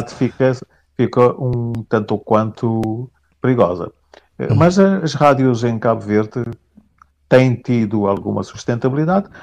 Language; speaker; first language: Portuguese; non-native, local second language; Kabuverdianu